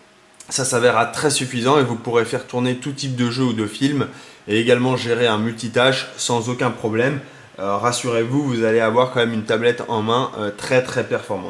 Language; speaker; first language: French; native; French